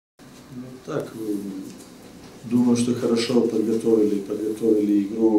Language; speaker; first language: Russian; non-native, learner; Serbian